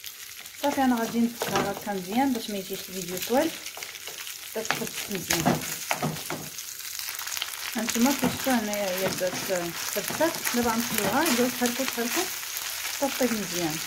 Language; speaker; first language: Arabic; native; Arabic